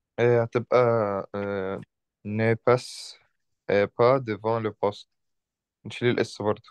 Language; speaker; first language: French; non-native, learner; Arabic